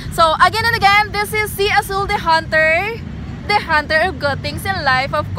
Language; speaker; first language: English; non-native, local second language; Filipino